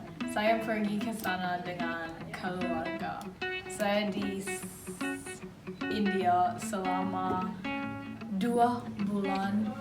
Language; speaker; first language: Indonesian; non-native, learner; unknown